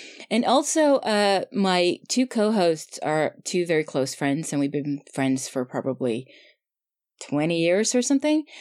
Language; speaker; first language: English; non-native, fluent; Swedish